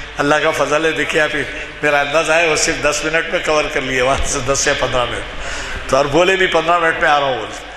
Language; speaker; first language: Urdu; native; Urdu